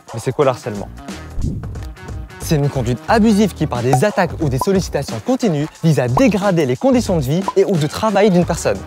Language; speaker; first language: French; early bilingual, other home language; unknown